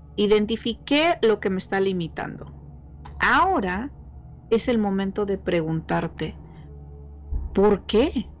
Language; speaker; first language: Spanish; early bilingual, heritage; Spanish